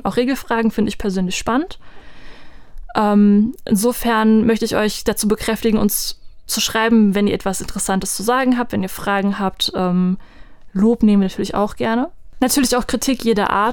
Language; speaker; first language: German; native; German